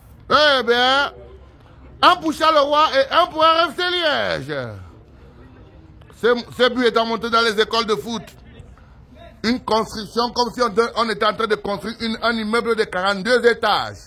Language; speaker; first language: French; native; French